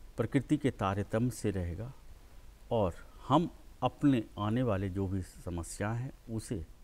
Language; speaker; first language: Hindi; native; Hindi